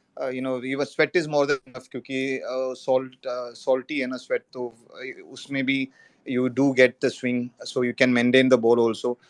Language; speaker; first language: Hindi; non-native, local second language; Malayalam